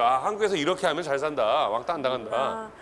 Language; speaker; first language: Korean; native; Korean